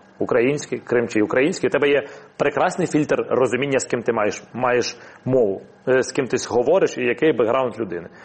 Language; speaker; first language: Ukrainian; non-native, local second language; Russian